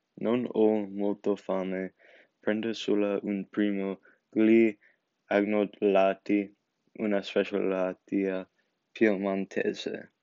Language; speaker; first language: Italian; non-native, learner; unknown